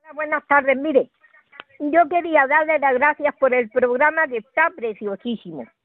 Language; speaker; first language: Spanish; native; Spanish